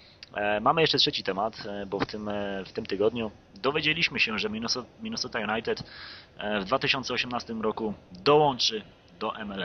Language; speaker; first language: Polish; native; Polish